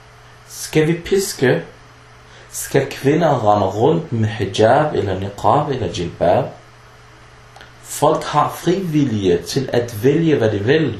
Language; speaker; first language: Danish; early bilingual, other home language; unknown